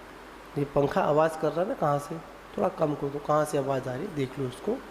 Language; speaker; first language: Hindi; native; Hindi